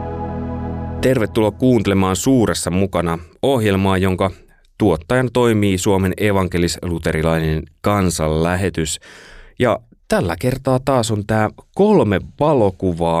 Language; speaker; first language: Finnish; native; Finnish